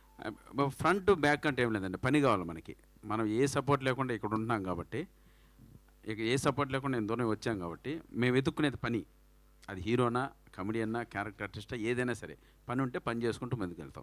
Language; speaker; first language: Telugu; native; Telugu